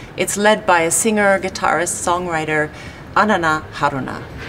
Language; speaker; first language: English; native; English